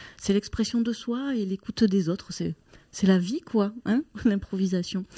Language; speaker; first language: French; native; French